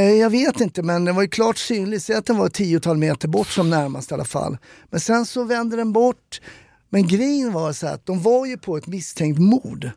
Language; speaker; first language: Swedish; native; Swedish